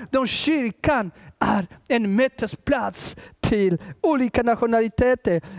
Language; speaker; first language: Swedish; non-native, fluent; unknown